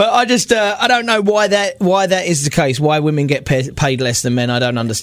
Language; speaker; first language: English; native; English